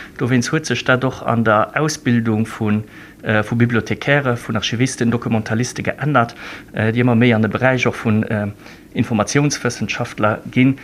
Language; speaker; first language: Luxembourgish; native; Luxembourgish